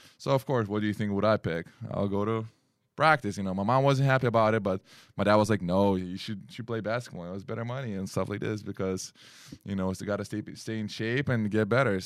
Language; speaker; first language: English; non-native, fluent; Lithuanian